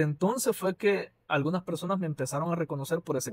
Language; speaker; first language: Spanish; native; Spanish